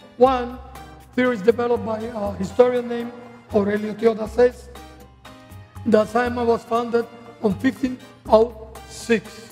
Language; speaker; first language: English; non-native, fluent; Spanish